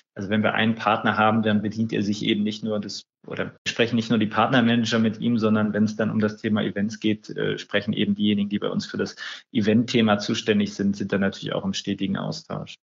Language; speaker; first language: German; native; German